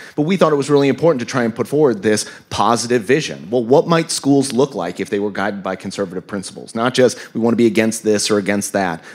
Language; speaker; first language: English; native; English